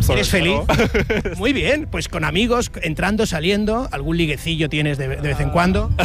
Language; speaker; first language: Spanish; native; Spanish